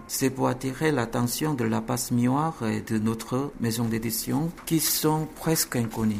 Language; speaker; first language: French; non-native, fluent; Korean